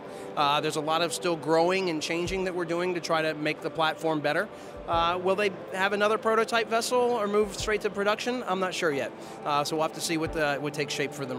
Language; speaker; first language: English; native; English